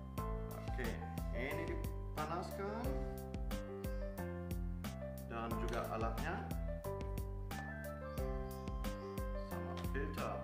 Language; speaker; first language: Indonesian; non-native, fluent; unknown